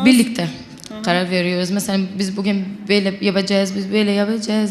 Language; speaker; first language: Turkish; non-native, local second language; Arabic